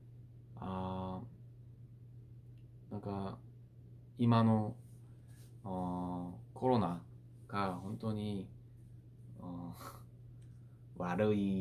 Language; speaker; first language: Japanese; non-native, learner; Korean